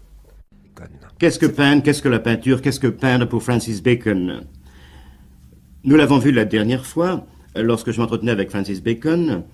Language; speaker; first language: French; native; French